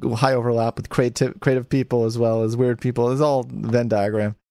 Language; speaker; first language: English; native; English